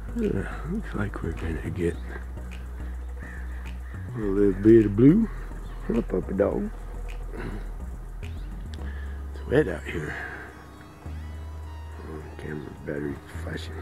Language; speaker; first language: English; native; English